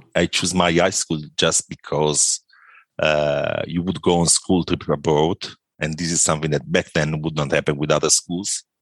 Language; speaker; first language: English; non-native, fluent; Italian